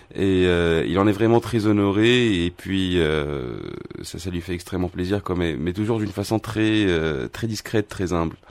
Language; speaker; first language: French; non-native, local second language; Arabic